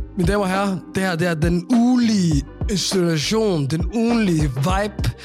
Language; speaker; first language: Danish; early bilingual, other home language; Somali